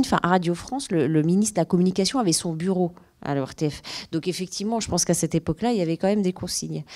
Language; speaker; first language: French; native; French